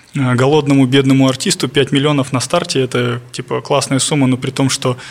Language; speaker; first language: Russian; non-native, local second language; Kazakh